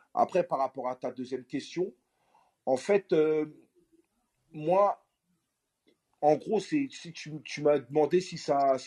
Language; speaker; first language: French; native; French